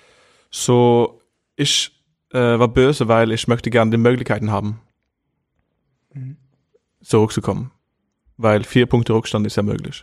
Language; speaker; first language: German; non-native, fluent; Norwegian